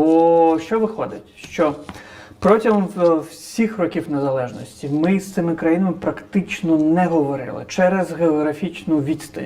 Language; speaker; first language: Ukrainian; non-native, fluent; Crimean Tatar